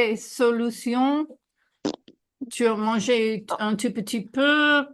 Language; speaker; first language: French; non-native, fluent; English